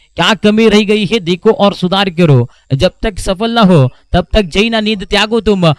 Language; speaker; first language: Hindi; non-native, local second language; Marathi